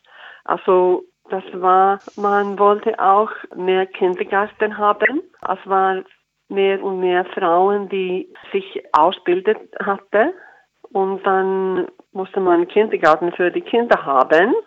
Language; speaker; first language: German; non-native, fluent; Icelandic